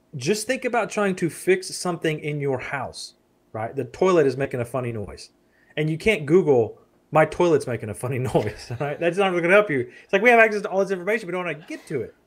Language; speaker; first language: English; native; English